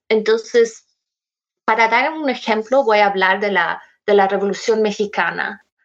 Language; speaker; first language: Spanish; non-native, fluent; German